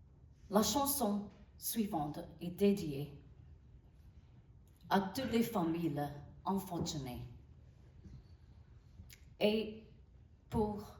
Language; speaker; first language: French; non-native, learner; Burmese